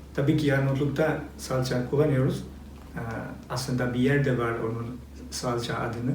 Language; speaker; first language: Turkish; non-native, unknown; Albanian